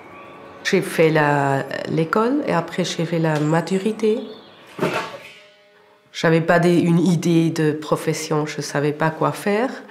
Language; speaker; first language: French; non-native, local second language; German